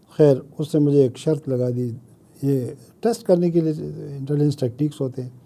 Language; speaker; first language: Urdu; non-native, local second language; Pashto